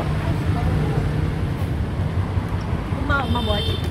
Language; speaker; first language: Korean; non-native, learner; Vietnamese